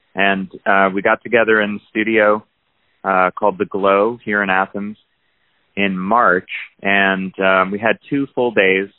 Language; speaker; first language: English; native; English